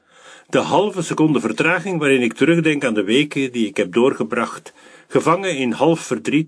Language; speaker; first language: Dutch; native; Dutch